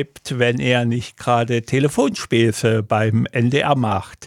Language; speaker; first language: German; native; German